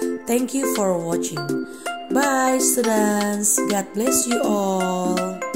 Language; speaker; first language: English; non-native, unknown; Indonesian